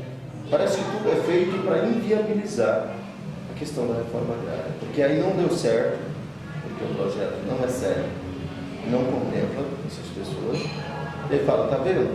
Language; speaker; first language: Portuguese; native; Portuguese